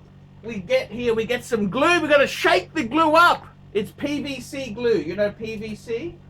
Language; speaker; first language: English; native; English